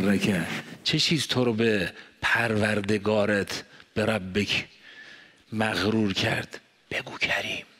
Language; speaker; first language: Persian; native; Persian